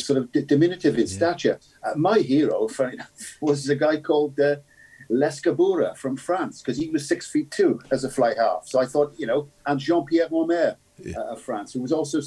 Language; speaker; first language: English; native; English